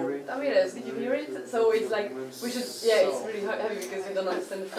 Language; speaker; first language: English; non-native, fluent; Hungarian